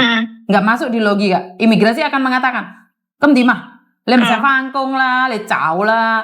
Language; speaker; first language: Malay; non-native, local second language; Javanese